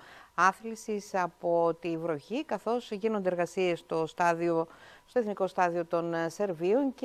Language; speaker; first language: Greek; native; Greek